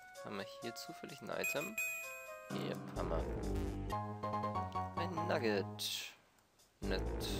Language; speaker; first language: German; native; German